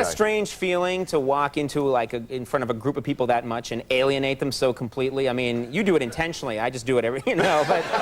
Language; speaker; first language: English; native; English